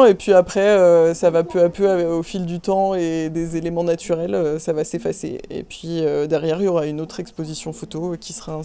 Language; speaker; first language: French; native; French